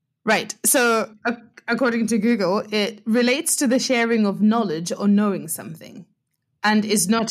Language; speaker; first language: English; non-native, local second language; Nyanja